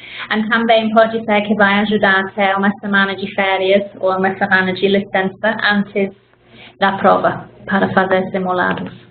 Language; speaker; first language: Portuguese; non-native, fluent; English